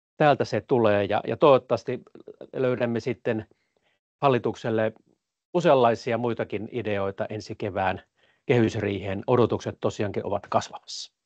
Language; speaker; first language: Finnish; native; Finnish